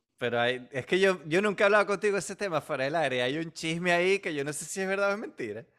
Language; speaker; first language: Spanish; native; Spanish